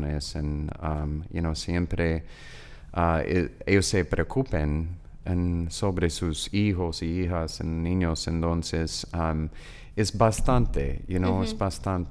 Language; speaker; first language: Spanish; non-native, learner; English